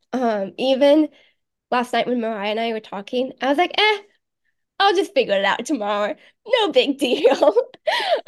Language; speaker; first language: English; early bilingual, other home language; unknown